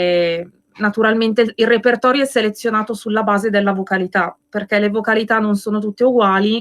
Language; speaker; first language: Italian; native; Italian